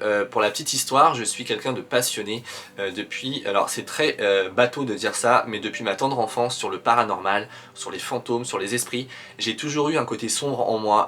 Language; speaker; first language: French; native; French